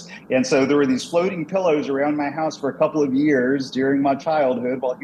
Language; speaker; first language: English; native; English